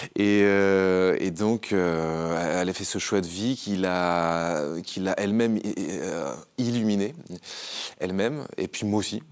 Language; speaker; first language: French; native; French